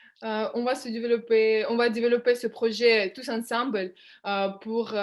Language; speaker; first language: French; non-native, fluent; Russian